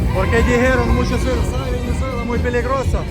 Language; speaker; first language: Spanish; non-native, learner; Russian